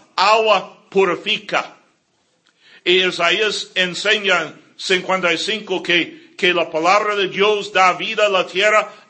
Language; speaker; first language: Spanish; non-native, fluent; English